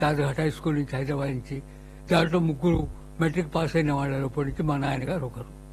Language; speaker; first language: Telugu; non-native, local second language; Urdu